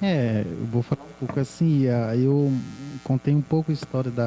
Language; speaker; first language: Portuguese; non-native, local second language; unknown